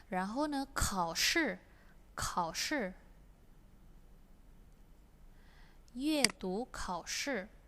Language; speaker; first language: Chinese; non-native, fluent; Indonesian